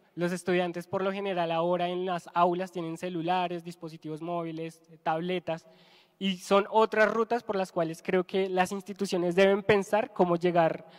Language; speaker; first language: Spanish; native; Spanish